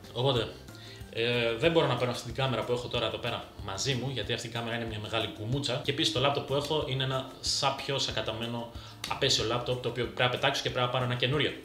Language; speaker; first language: Greek; early bilingual, other home language; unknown